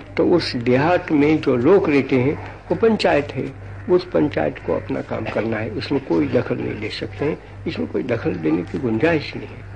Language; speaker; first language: Hindi; non-native, local second language; Gujarati